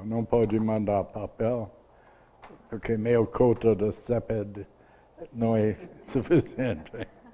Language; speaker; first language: Portuguese; non-native, learner; English